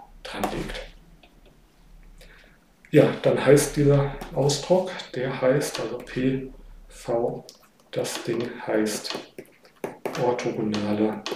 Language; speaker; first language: German; native; German